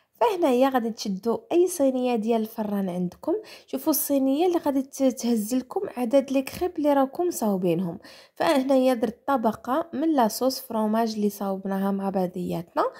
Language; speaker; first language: Arabic; native; Arabic